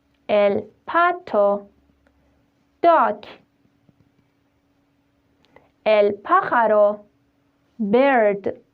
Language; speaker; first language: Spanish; non-native, fluent; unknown